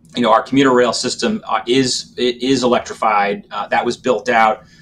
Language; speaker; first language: English; native; English